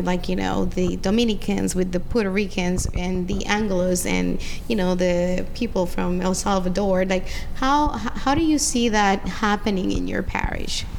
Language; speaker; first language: English; non-native, fluent; Spanish